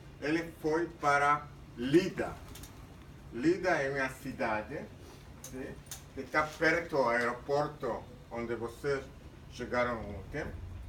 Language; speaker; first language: Portuguese; non-native, fluent; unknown